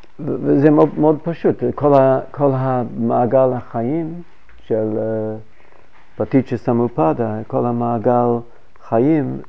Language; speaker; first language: Hebrew; non-native, fluent; English